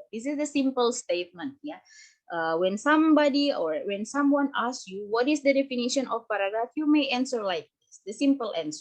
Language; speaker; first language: English; non-native, fluent; Indonesian